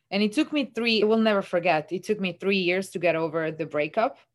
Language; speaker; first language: English; non-native, fluent; Italian